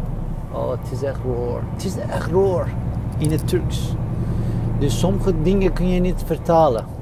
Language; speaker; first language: Dutch; non-native, fluent; Turkish